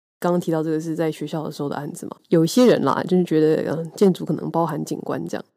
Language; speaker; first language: Chinese; native; Chinese